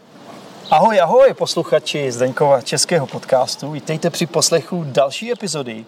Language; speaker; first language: Czech; native; Czech